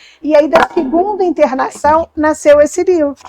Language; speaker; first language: Portuguese; native; Portuguese